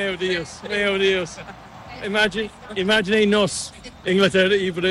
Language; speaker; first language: Portuguese; non-native, learner; English